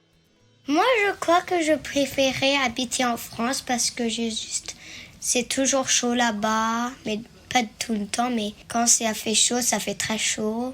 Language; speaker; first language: French; early bilingual, heritage; French